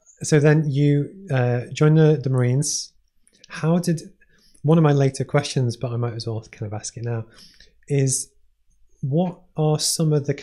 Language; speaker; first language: English; native; English